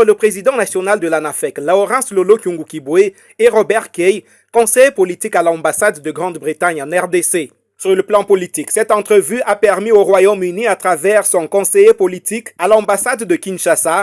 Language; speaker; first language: French; native; French